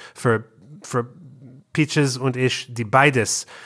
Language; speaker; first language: German; non-native, learner; English